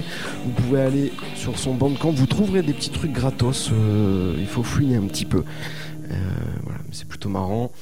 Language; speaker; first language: French; native; French